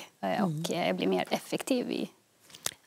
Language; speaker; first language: Swedish; early bilingual, other home language; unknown